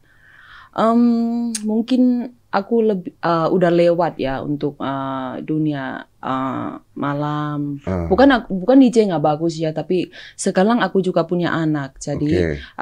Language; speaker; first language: Indonesian; non-native, fluent; Thai